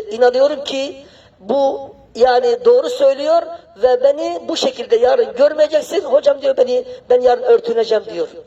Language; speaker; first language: Turkish; non-native, fluent; Arabic